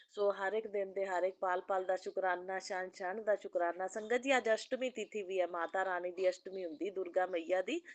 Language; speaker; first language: Hindi; non-native, local second language; Punjabi